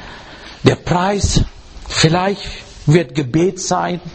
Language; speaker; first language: German; non-native, learner; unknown